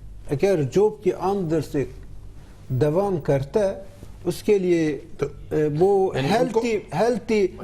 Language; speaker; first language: Hindi; non-native, learner; Turkish